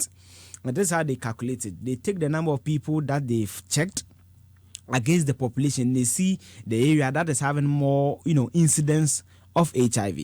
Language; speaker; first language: English; non-native, local second language; Akan